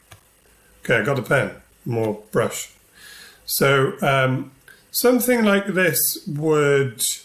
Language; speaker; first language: English; native; English